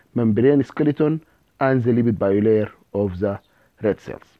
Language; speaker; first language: English; non-native, fluent; Arabic